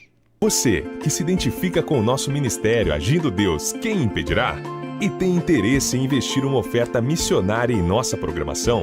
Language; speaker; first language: Portuguese; native; Portuguese